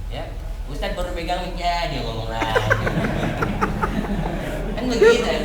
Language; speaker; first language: Indonesian; native; Indonesian